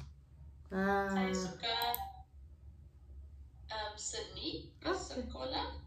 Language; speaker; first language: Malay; non-native, learner; English